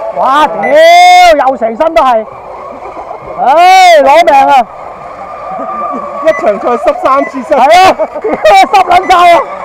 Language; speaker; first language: Cantonese; native; Cantonese